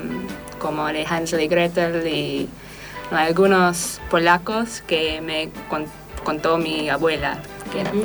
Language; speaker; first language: Spanish; non-native, fluent; English